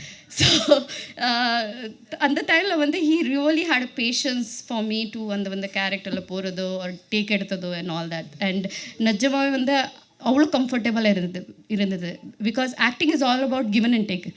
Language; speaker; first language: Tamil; non-native, learner; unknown